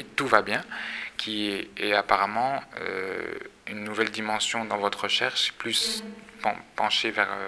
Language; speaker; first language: French; native; French